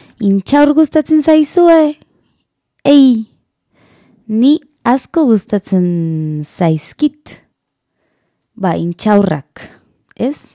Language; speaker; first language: Basque; non-native, learner; Spanish